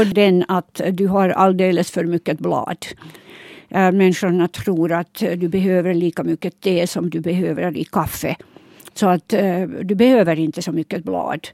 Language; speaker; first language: Swedish; non-native, local second language; Finnish